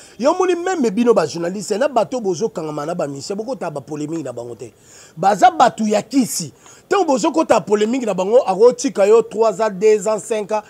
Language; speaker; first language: Lingala; native; Lingala